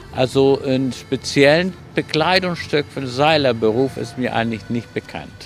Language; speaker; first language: German; non-native, fluent; Spanish